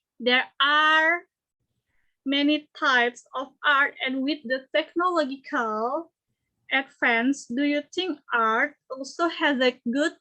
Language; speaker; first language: English; non-native, learner; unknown